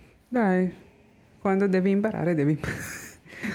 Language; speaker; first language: Italian; non-native, learner; Filipino